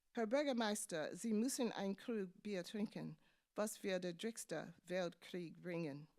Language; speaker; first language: German; non-native, learner; English